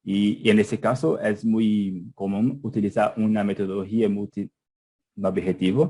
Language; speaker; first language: Spanish; non-native, fluent; Portuguese